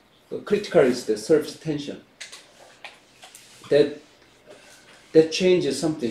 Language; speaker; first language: English; non-native, fluent; Korean